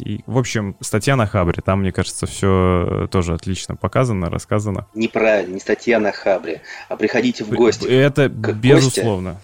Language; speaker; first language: Russian; native; Russian